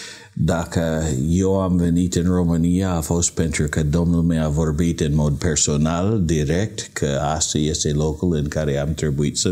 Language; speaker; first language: Romanian; non-native, learner; English